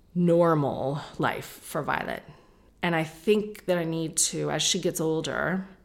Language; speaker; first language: English; native; English